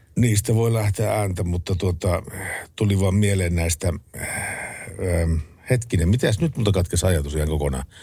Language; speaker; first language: Finnish; native; Finnish